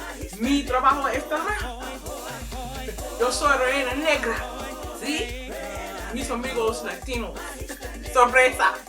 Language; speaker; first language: Spanish; non-native, learner; English